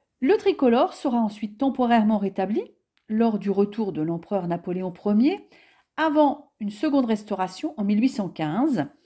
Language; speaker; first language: French; native; French